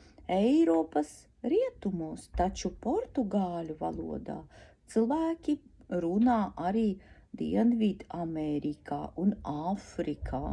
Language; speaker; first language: Latvian; non-native, local second language; Russian